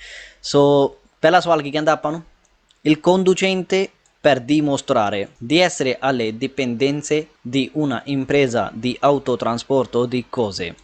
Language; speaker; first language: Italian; non-native, fluent; Punjabi